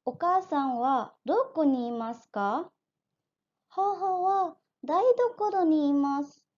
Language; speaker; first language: Japanese; non-native, fluent; Indonesian